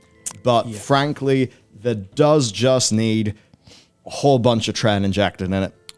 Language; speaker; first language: English; native; English